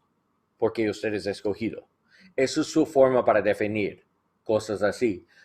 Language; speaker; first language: Spanish; non-native, learner; English